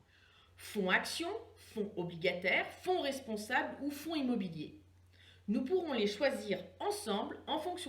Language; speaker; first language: French; native; French